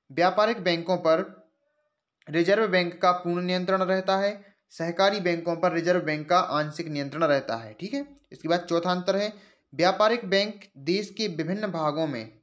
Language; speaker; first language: Hindi; native; Hindi